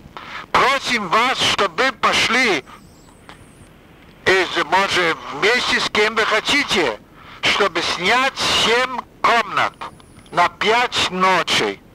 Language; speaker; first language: Russian; non-native, fluent; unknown